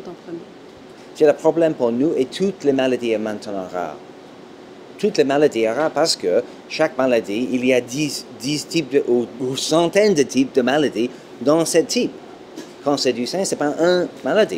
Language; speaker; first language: French; non-native, fluent; English